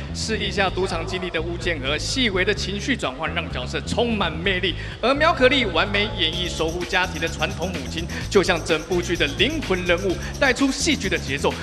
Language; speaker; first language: Chinese; native; Chinese